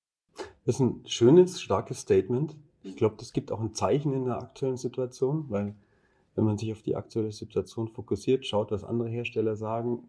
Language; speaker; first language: German; native; German